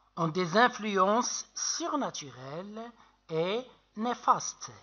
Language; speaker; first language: French; non-native, local second language; Arabic